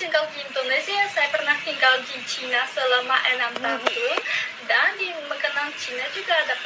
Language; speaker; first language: Indonesian; non-native, fluent; Russian